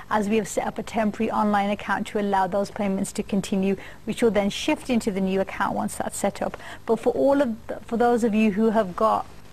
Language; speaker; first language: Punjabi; early bilingual, heritage; Punjabi